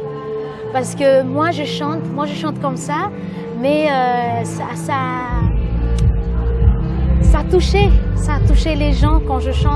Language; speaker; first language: French; non-native, local second language; Malagasy